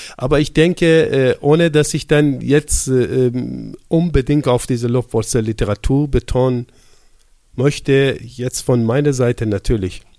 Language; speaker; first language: German; non-native, fluent; Persian